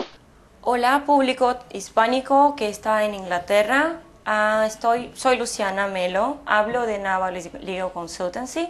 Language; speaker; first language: Spanish; non-native, fluent; Portuguese